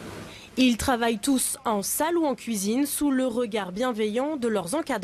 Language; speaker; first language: French; native; French